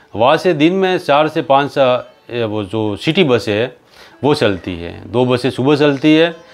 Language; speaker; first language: Hindi; native; Hindi